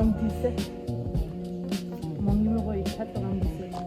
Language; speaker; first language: French; non-native, learner; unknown